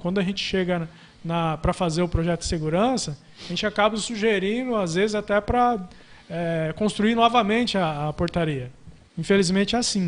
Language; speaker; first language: Portuguese; native; Portuguese